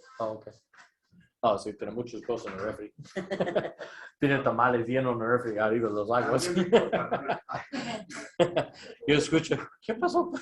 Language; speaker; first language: Spanish; non-native, learner; English